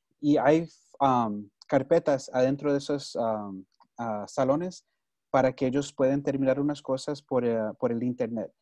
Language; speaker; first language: Spanish; early bilingual, heritage; Spanish